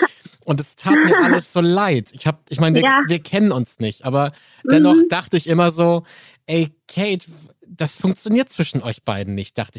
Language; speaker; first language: German; native; German